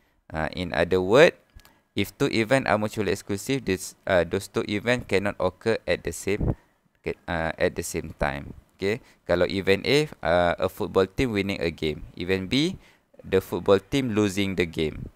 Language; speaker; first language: English; non-native, local second language; Malay